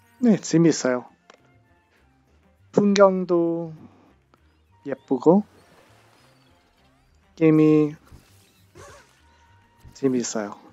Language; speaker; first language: Korean; non-native, fluent; English